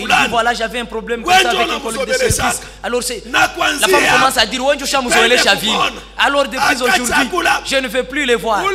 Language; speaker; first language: French; non-native, local second language; Swahili